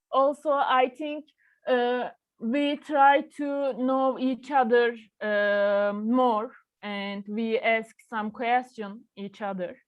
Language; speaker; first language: English; non-native, learner; Turkish